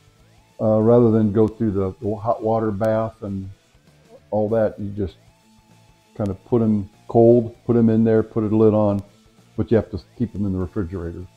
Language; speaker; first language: English; native; English